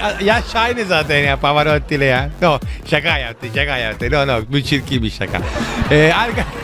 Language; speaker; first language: Turkish; non-native, learner; Italian